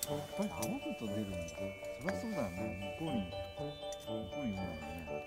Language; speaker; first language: Japanese; native; Japanese